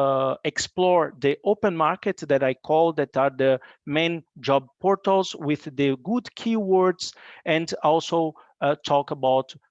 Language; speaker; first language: English; non-native, fluent; Portuguese